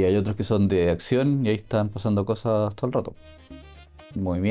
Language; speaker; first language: Spanish; native; Spanish